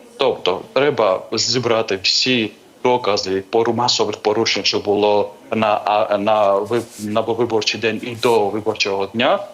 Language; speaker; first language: Ukrainian; non-native, fluent; Georgian